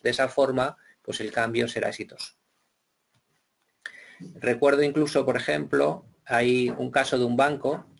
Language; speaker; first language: Spanish; native; Spanish